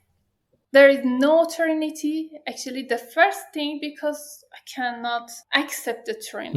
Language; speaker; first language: English; non-native, learner; Persian